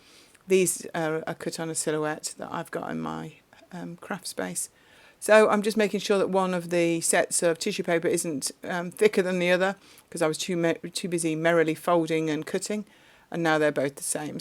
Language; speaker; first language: English; native; English